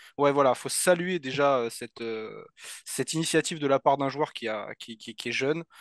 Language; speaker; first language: French; native; French